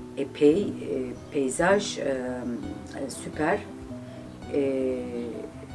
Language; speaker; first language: French; non-native, learner; Turkish